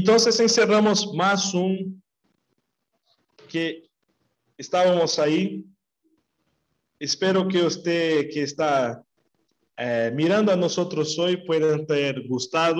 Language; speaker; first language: Spanish; non-native, learner; Portuguese